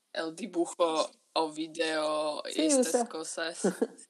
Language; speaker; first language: Spanish; non-native, fluent; Slovak